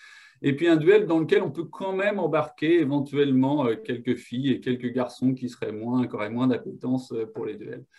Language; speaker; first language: French; native; French